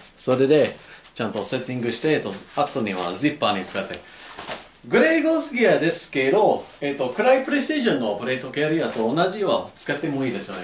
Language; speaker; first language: Japanese; non-native, learner; English